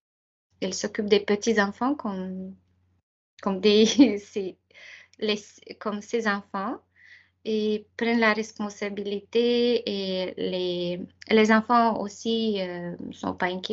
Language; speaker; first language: French; non-native, fluent; Ukrainian